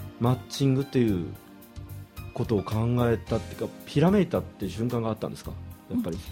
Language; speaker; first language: Japanese; native; Japanese